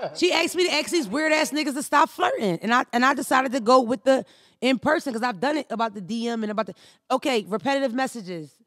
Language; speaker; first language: English; native; English